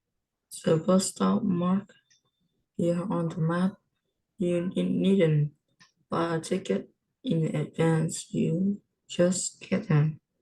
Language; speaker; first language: English; non-native, learner; Vietnamese